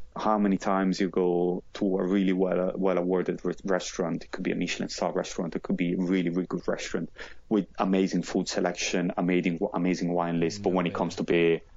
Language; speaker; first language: English; non-native, fluent; Italian